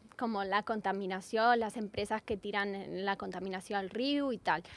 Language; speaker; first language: Catalan; non-native, learner; Spanish